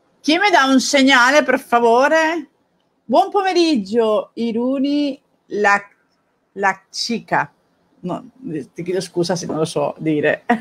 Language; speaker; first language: Italian; non-native, fluent; Spanish